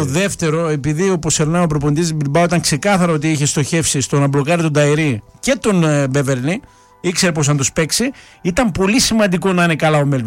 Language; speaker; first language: Greek; native; Greek